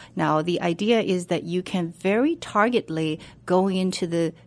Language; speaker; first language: English; non-native, fluent; Chinese